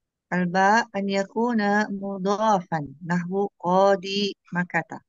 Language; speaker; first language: Arabic; non-native, learner; Indonesian